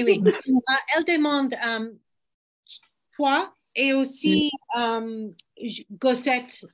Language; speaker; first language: French; non-native, fluent; English